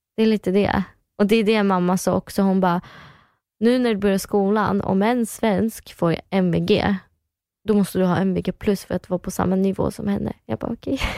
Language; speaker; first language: Swedish; early bilingual, other home language; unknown